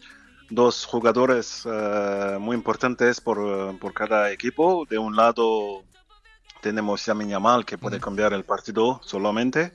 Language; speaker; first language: Spanish; non-native, fluent; French